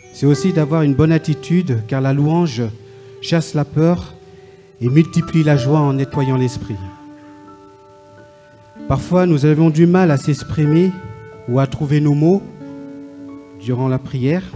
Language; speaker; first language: French; native; French